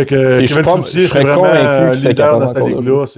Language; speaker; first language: French; native; French